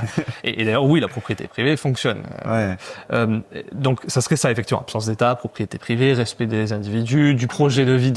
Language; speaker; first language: French; native; French